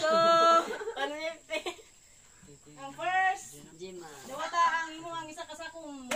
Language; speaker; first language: Cebuano; native; Cebuano